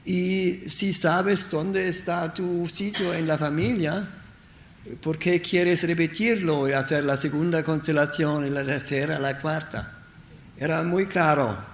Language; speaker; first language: Spanish; non-native, learner; German